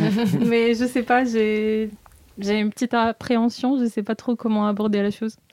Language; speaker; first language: French; non-native, local second language; Arabic